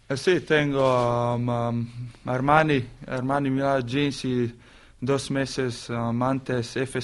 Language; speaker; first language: Spanish; non-native, learner; Slovenian